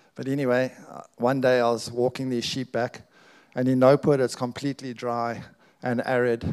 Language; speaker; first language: English; native; English